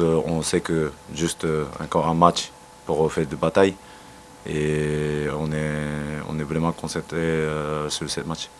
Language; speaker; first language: French; non-native, learner; Japanese